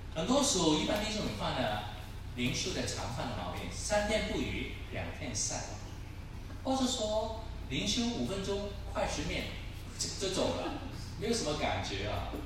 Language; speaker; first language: Chinese; non-native, local second language; Cantonese